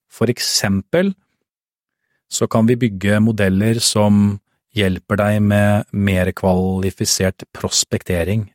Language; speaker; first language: Norwegian; native; Norwegian